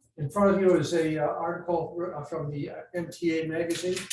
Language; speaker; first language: English; native; English